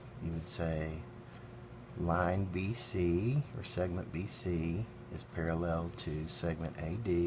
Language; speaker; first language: English; native; English